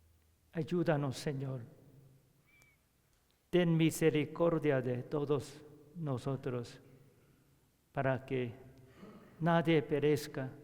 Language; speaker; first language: Spanish; non-native, learner; Korean